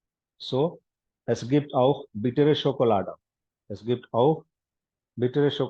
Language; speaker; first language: German; non-native, fluent; Hindi